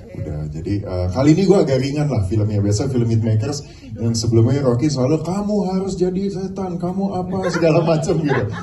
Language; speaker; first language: Indonesian; native; Indonesian